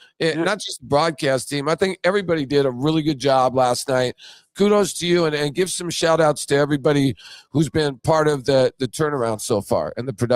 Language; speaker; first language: English; native; English